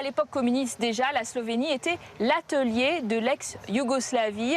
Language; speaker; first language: French; native; French